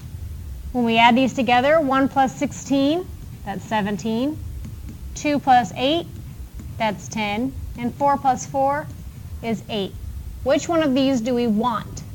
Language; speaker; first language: English; native; English